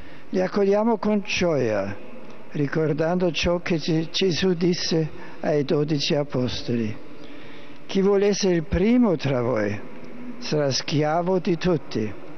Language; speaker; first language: Italian; non-native, fluent; German